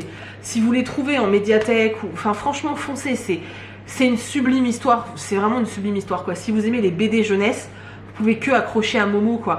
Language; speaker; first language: French; native; French